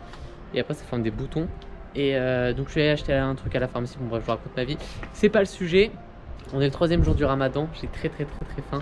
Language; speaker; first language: French; native; French